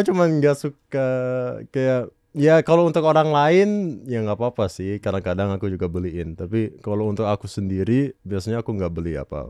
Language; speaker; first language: Indonesian; non-native, local second language; English